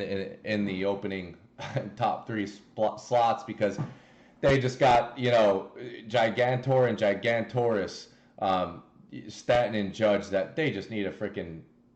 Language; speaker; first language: English; native; English